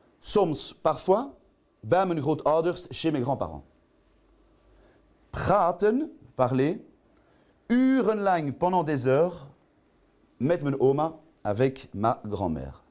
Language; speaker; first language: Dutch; non-native, local second language; French